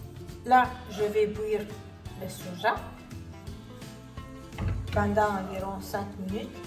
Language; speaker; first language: French; non-native, fluent; Romanian